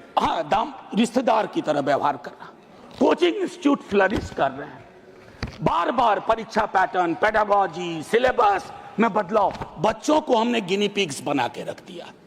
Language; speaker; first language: Hindi; native; Hindi